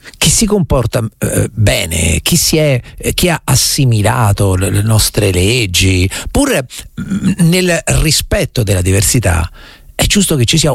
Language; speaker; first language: Italian; native; Italian